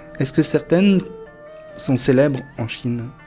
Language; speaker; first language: French; native; French